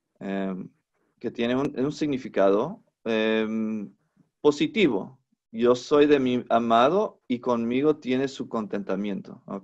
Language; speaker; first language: Spanish; non-native, fluent; English